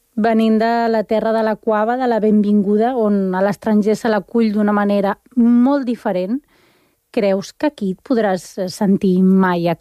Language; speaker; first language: Catalan; native; Catalan